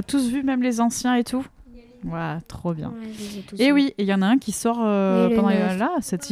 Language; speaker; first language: French; native; French